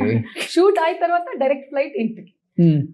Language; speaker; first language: Telugu; non-native, learner; Kannada